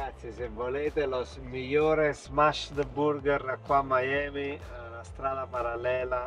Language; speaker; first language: Italian; native; Italian